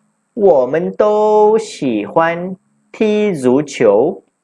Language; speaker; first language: Chinese; non-native, local second language; Malay